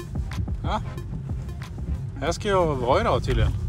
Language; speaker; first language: Swedish; native; Swedish